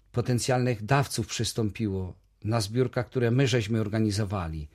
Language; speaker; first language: Polish; native; Polish